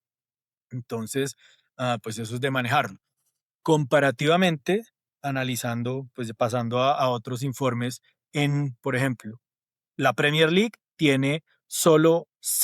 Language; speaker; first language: Spanish; native; Spanish